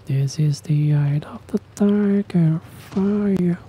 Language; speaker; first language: English; non-native, learner; Italian